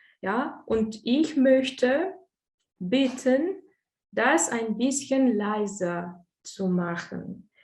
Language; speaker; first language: German; non-native, fluent; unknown